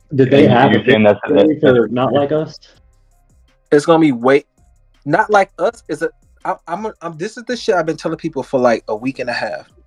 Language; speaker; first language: English; native; English